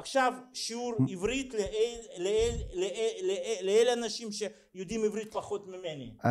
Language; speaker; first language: Hebrew; non-native, fluent; Russian